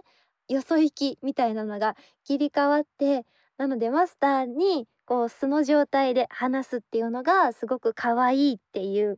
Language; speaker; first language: Japanese; native; Japanese